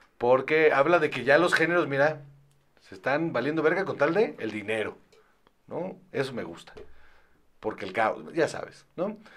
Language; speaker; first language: Spanish; native; Spanish